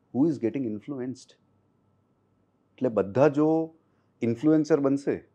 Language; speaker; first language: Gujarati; non-native, local second language; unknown